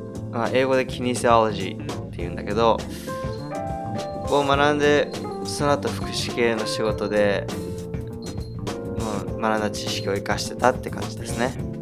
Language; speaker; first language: Japanese; early bilingual, heritage; Japanese